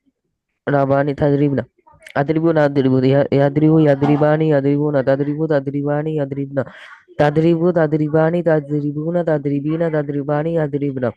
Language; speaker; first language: Arabic; non-native, learner; Bangla